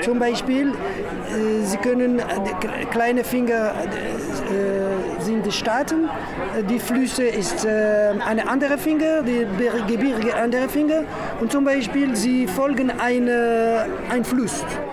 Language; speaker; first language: German; non-native, learner; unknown